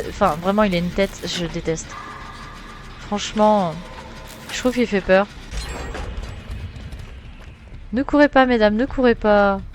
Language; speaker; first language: French; native; French